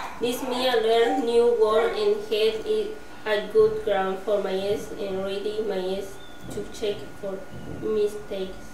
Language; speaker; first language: English; non-native, learner; Spanish